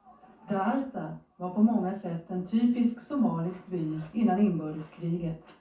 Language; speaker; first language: Swedish; native; Swedish